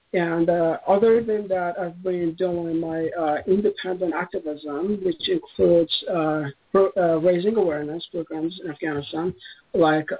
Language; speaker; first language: English; non-native, fluent; Persian